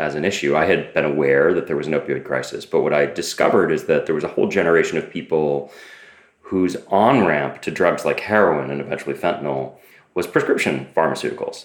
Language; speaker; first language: English; native; English